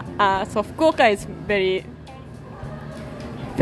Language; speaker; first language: English; non-native, learner; Japanese